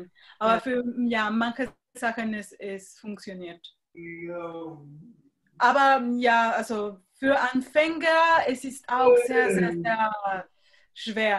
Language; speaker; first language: German; non-native, fluent; Spanish